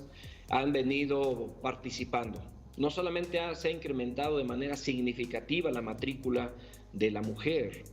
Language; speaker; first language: Spanish; native; Spanish